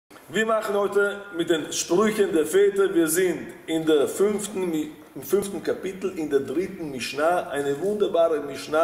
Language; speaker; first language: German; non-native, fluent; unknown